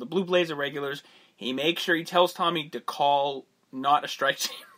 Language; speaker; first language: English; native; English